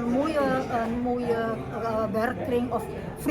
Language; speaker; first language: Dutch; early bilingual, heritage; Indonesian